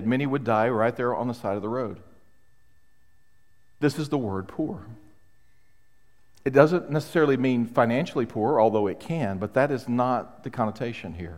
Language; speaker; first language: English; native; English